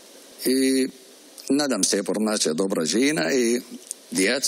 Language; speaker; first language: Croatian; non-native, learner; Arabic